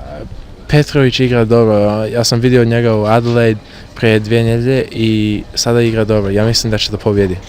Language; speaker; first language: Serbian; early bilingual, heritage; Serbian